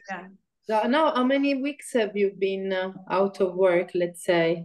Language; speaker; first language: English; non-native, fluent; Italian